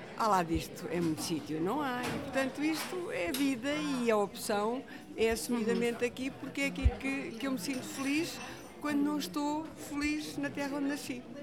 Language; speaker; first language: Portuguese; native; Portuguese